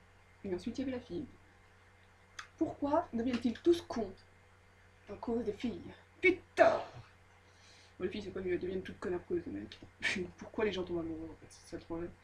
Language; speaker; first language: French; native; French